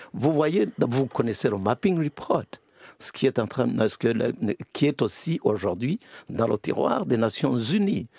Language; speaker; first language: French; non-native, local second language; Kinyarwanda